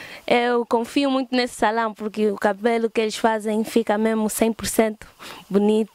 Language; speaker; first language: Portuguese; early bilingual, heritage; Portuguese